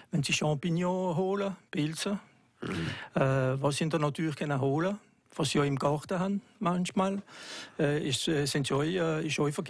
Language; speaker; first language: German; non-native, local second language; French